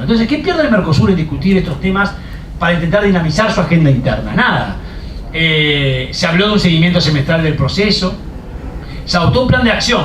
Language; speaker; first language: Spanish; native; Spanish